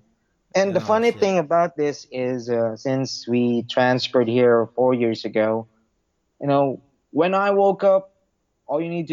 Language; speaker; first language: English; non-native, local second language; Filipino